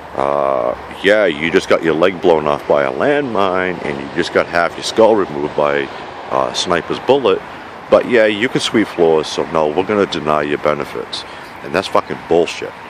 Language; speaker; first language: English; native; English